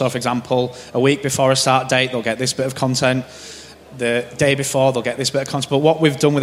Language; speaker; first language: English; native; English